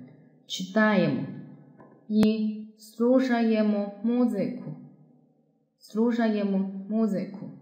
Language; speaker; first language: Russian; non-native, fluent; Chinese